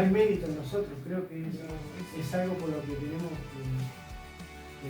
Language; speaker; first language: Spanish; native; Spanish